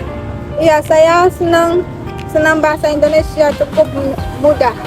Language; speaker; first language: Indonesian; non-native, learner; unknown